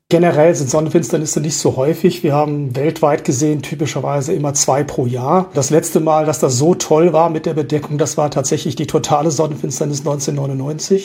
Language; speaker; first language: German; native; German